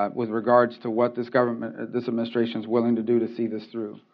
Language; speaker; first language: English; early bilingual, other home language; Spanish